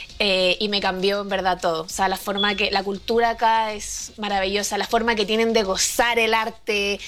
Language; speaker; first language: Spanish; native; Spanish